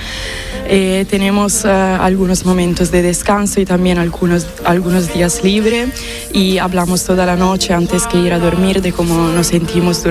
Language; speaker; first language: Spanish; non-native, fluent; Italian